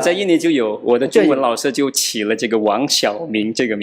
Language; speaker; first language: Chinese; non-native, local second language; Madurese